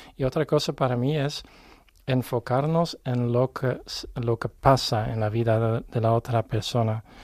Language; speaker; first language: Spanish; non-native, fluent; Dutch